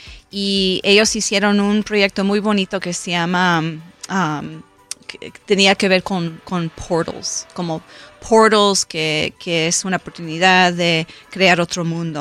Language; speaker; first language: Spanish; early bilingual, heritage; Spanish